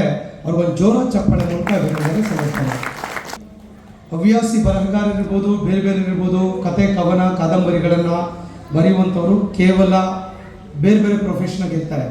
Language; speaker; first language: Kannada; native; Kannada